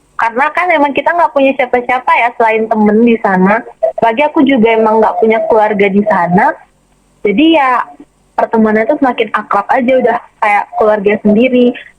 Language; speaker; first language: Indonesian; native; Indonesian